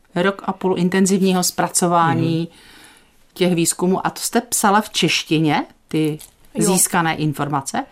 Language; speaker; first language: Czech; native; Czech